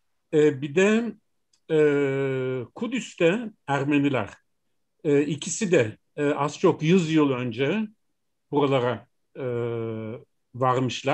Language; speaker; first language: Turkish; non-native, fluent; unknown